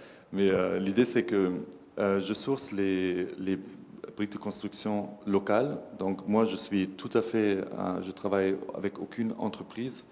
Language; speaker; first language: French; non-native, fluent; German